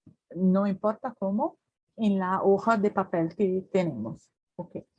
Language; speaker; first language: Spanish; non-native, learner; Portuguese